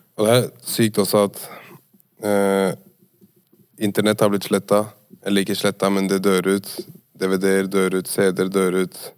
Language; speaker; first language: Norwegian; native; Norwegian